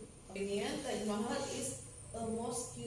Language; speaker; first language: English; non-native, learner; Indonesian